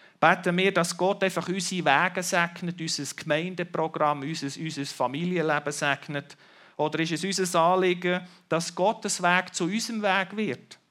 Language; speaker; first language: German; native; German